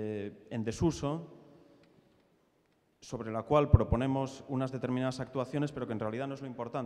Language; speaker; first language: Spanish; native; Spanish